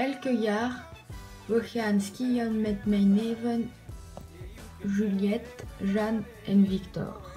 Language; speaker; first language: Dutch; non-native, learner; French